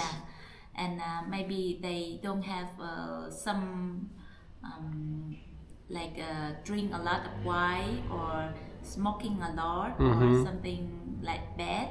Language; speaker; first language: English; non-native, learner; Vietnamese